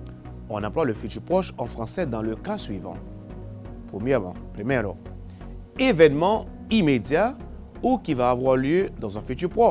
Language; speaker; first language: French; non-native, fluent; Spanish